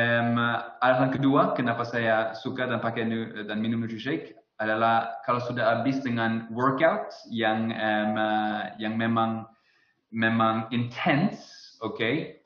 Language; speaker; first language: Indonesian; non-native, fluent; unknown